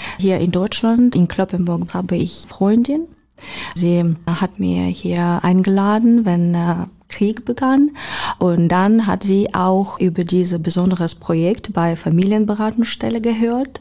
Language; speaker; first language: German; non-native, learner; Ukrainian